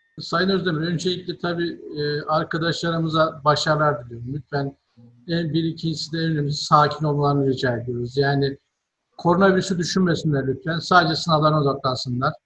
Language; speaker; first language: Turkish; native; Turkish